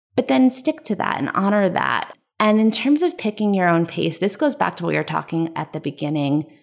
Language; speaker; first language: English; native; English